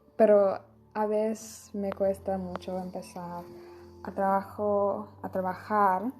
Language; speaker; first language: Spanish; non-native, learner; English